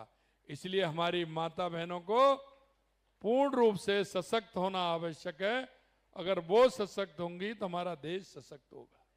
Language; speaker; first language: Hindi; native; Hindi